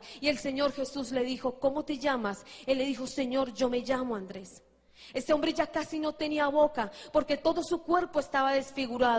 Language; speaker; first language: Spanish; native; Spanish